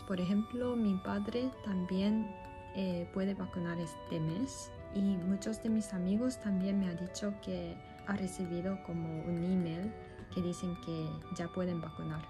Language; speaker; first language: Spanish; non-native, fluent; Japanese